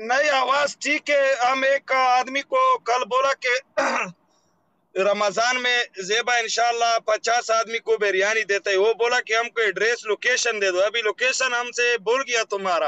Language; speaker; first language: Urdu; non-native, local second language; Pashto